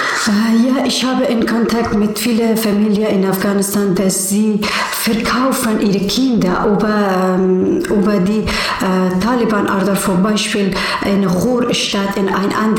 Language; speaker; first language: German; non-native, learner; Persian